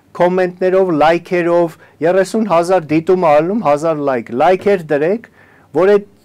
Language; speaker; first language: Armenian; native; Armenian